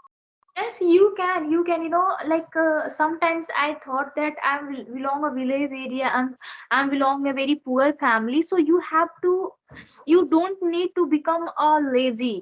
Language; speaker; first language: English; non-native, learner; Odia